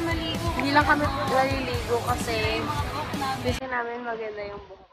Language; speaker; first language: Filipino; non-native, local second language; Cebuano